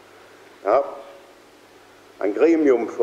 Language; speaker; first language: German; non-native, fluent; Swedish